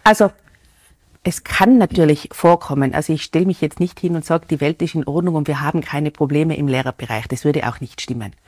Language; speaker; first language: German; native; German